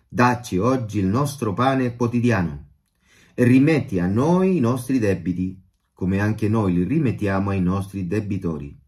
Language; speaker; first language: Italian; non-native, fluent; Spanish